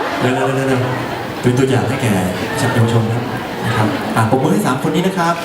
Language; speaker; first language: Thai; native; Thai